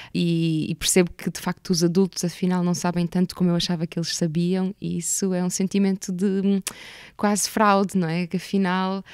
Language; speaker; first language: Portuguese; native; Portuguese